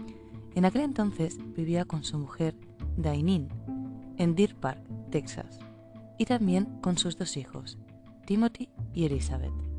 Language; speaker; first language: Spanish; native; Spanish